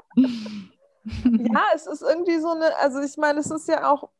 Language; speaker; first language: German; early bilingual, other home language; Turkish